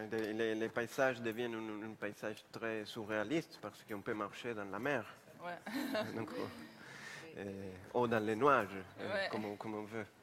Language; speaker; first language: French; non-native, fluent; Spanish